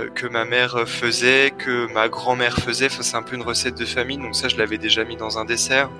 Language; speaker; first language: French; native; French